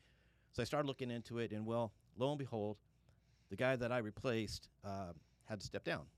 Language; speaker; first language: English; native; English